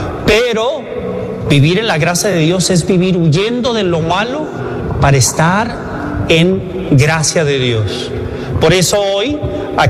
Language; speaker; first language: Spanish; native; Spanish